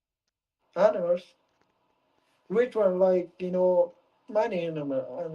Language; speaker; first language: English; non-native, learner; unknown